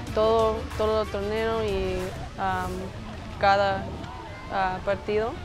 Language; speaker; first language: Spanish; non-native, learner; English